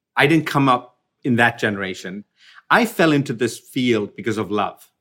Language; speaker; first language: English; non-native, local second language; Tamil